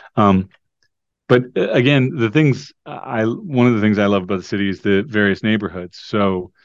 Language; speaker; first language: English; native; English